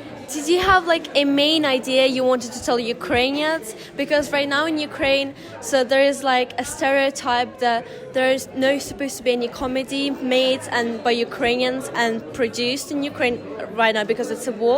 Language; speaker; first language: English; non-native, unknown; Ukrainian